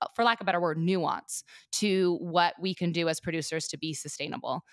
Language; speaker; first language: English; native; English